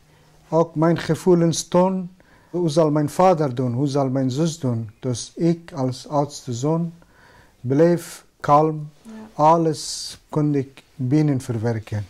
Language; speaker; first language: Dutch; non-native, fluent; Persian